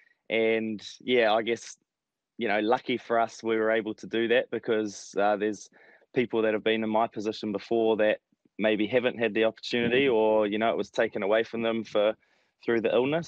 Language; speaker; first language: English; native; English